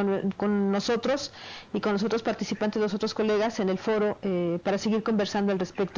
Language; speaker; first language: Spanish; native; Spanish